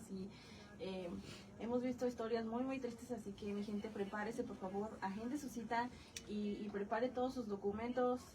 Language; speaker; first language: Spanish; native; Spanish